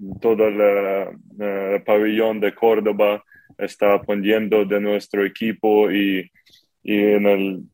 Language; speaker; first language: Spanish; non-native, fluent; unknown